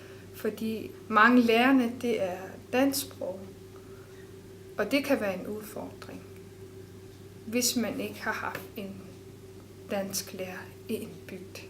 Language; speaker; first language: Danish; non-native, local second language; Kalaallisut